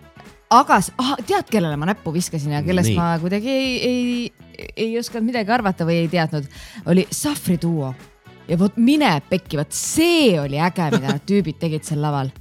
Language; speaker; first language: Estonian; native; Estonian